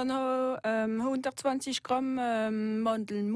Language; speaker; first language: German; non-native, local second language; French